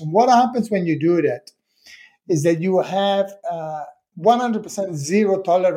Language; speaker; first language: English; non-native, fluent; Italian